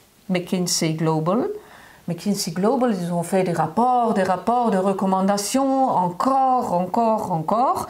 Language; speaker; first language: French; non-native, fluent; German